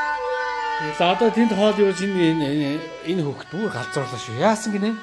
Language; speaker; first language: Mongolian; native; Mongolian